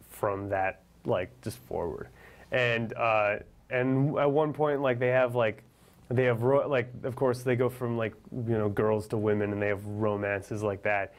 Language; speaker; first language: English; native; English